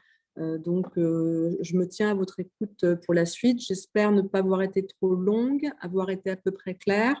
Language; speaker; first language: French; native; French